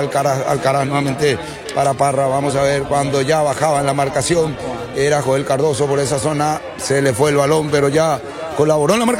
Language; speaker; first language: Spanish; native; Spanish